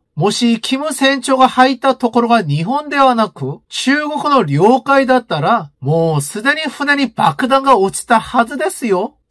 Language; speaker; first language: Japanese; non-native, fluent; Korean